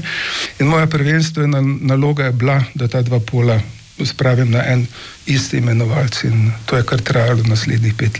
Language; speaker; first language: Slovenian; native; Slovenian